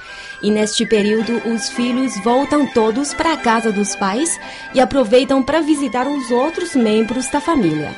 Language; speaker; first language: Portuguese; non-native, fluent; Chinese